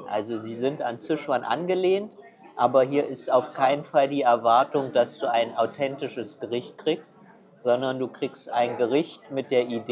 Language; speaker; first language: German; non-native, fluent; Chinese